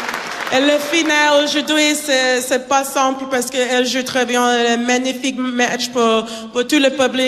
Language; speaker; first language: French; non-native, learner; English